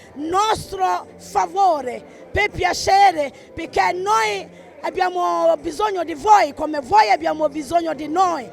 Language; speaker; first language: Italian; non-native, fluent; Akan